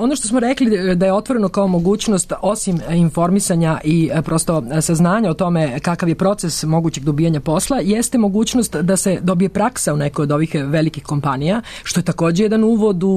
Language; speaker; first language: Serbian; native; Serbian